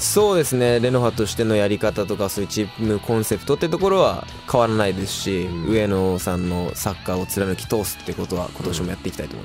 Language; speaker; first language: Japanese; native; Japanese